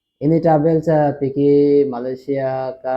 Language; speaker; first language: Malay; non-native, learner; Bangla